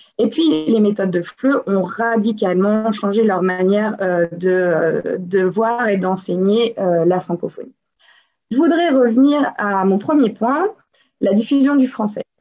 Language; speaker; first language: French; native; French